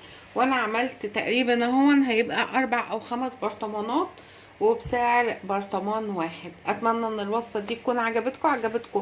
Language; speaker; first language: Arabic; native; Arabic